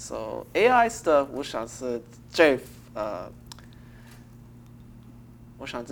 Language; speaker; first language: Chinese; early bilingual, heritage; English